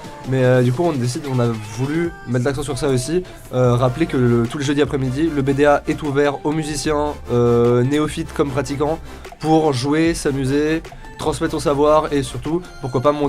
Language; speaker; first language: French; native; French